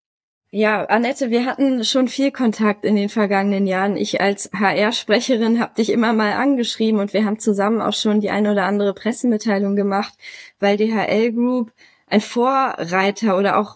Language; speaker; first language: German; native; German